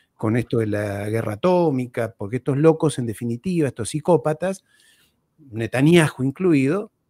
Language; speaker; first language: Spanish; native; Spanish